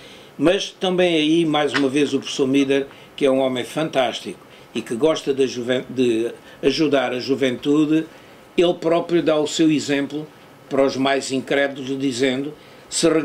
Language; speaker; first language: Portuguese; native; Portuguese